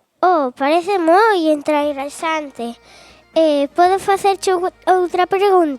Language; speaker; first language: Galician; non-native, local second language; Spanish